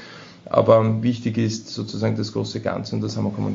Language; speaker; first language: German; native; German